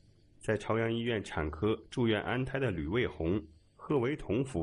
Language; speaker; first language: Chinese; native; Chinese